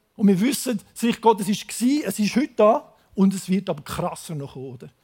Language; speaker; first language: German; native; German